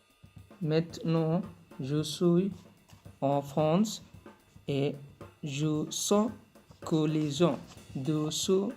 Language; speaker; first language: French; non-native, learner; Bangla